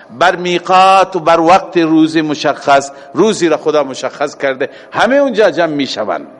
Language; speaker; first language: Persian; native; Persian